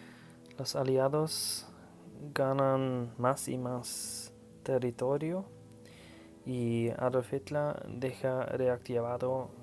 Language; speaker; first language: Spanish; non-native, learner; German